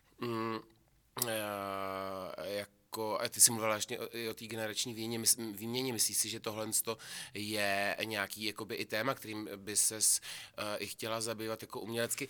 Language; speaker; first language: Czech; native; Czech